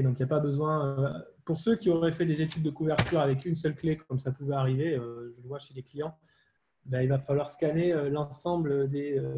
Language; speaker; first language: French; native; French